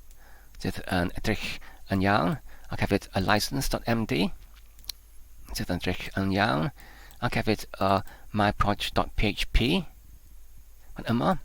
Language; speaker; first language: Welsh; non-native, learner; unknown